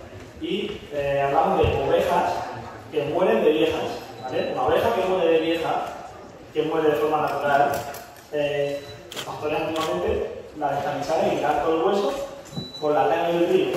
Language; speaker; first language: Spanish; native; Spanish